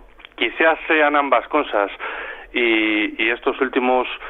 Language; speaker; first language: Spanish; native; Spanish